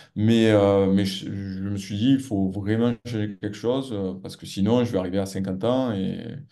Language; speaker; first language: French; native; French